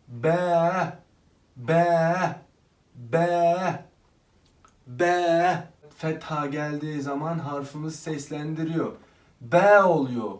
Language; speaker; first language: Turkish; non-native, fluent; Arabic